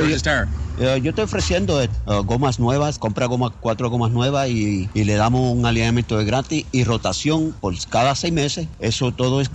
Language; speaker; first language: Spanish; native; Spanish